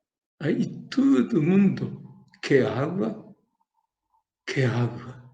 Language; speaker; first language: Portuguese; non-native, learner; Japanese